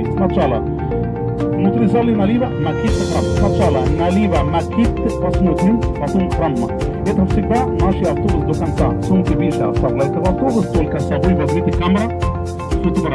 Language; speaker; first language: Russian; non-native, learner; Arabic